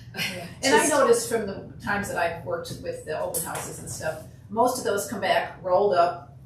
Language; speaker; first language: English; native; English